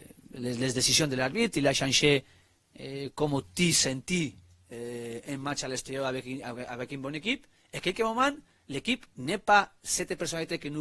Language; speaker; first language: French; non-native, learner; Spanish